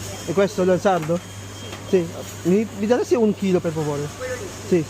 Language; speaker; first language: Italian; non-native, learner; Filipino